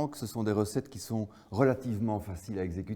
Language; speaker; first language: French; native; French